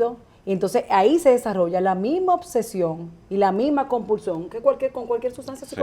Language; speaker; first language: Spanish; native; Spanish